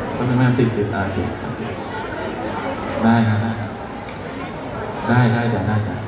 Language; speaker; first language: Thai; native; Thai